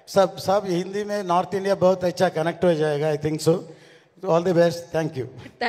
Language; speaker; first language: Hindi; non-native, local second language; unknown